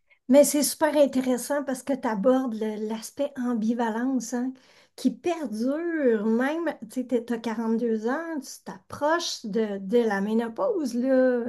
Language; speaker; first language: French; native; French